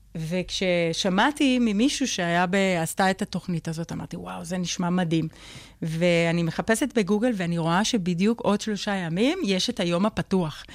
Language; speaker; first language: Hebrew; non-native, fluent; Spanish